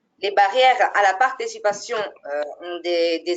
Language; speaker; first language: French; non-native, fluent; Italian